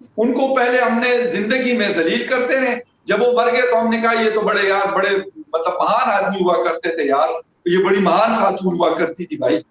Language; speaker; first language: Urdu; non-native, local second language; Pashto